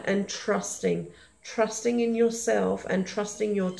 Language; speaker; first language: English; native; English